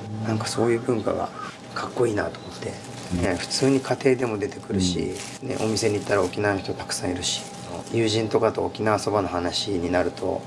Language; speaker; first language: Japanese; native; Japanese